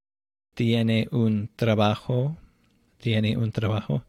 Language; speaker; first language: Spanish; non-native, fluent; English